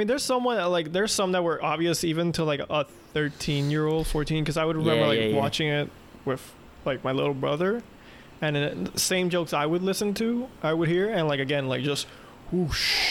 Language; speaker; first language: English; non-native, fluent; Spanish